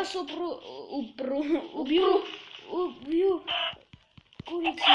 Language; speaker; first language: Russian; early bilingual, heritage; Russian